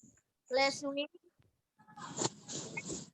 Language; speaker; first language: English; non-native, learner; Indonesian